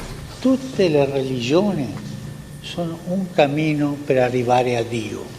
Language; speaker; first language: Italian; non-native, fluent; Spanish